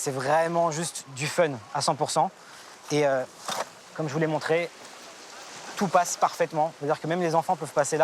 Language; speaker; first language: French; native; French